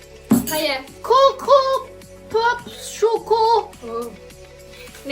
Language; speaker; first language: French; non-native, learner; Chinese